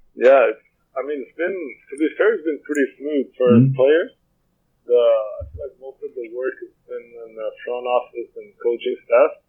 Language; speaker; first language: English; non-native, fluent; Portuguese